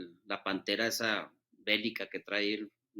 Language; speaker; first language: Spanish; native; Spanish